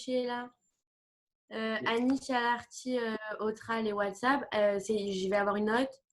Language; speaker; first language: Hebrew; non-native, learner; French